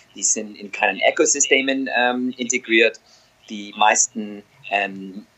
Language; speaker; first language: German; non-native, fluent; English